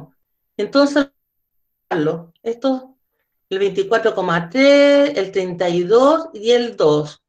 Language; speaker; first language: Spanish; native; Spanish